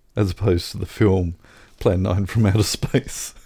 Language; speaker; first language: English; native; English